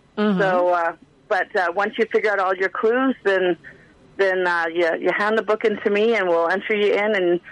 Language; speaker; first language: English; native; English